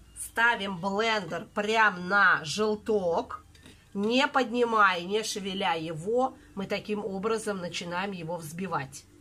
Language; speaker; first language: Russian; native; Russian